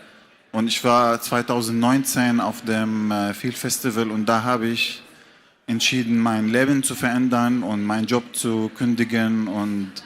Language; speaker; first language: German; non-native, fluent; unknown